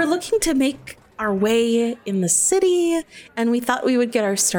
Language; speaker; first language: English; native; English